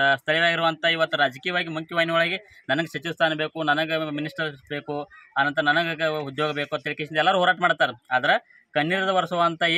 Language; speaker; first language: Kannada; native; Kannada